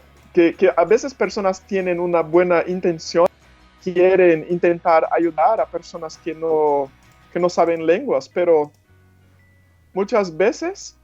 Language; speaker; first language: Spanish; non-native, fluent; Portuguese